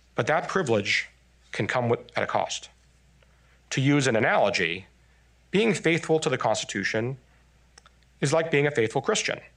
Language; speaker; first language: English; non-native, fluent; Chinese